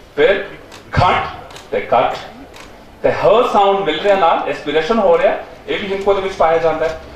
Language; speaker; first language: Punjabi; non-native, local second language; Pashto